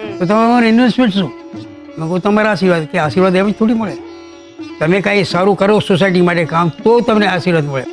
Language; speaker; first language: Gujarati; non-native, local second language; Kachhi